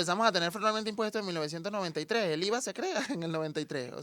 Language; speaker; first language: Spanish; native; Spanish